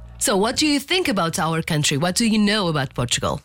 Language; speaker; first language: English; non-native, fluent; Portuguese